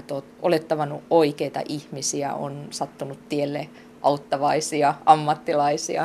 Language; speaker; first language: Finnish; native; Finnish